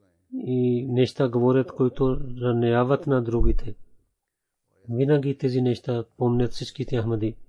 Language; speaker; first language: Bulgarian; non-native, learner; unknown